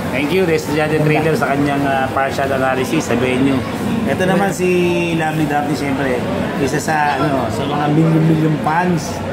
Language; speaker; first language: Filipino; native; Filipino